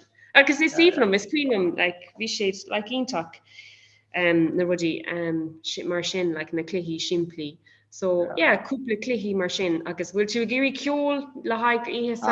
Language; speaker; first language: Irish; non-native, local second language; English